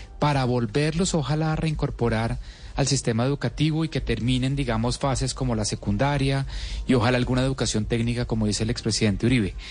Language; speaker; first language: Spanish; native; Spanish